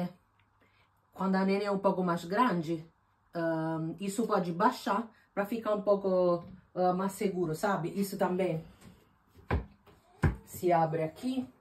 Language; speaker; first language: Portuguese; non-native, fluent; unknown